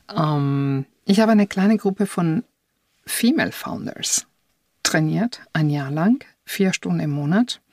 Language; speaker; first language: German; non-native, fluent; Italian